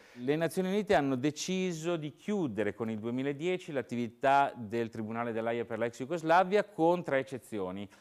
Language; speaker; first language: Italian; native; Italian